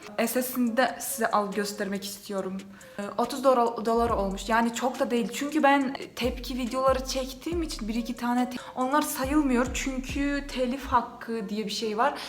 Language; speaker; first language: Turkish; non-native, fluent; Kyrgyz